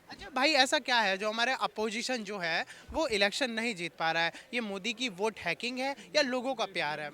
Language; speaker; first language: Hindi; native; Hindi